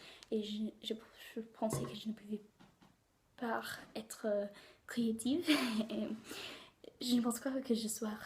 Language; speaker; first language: French; non-native, learner; English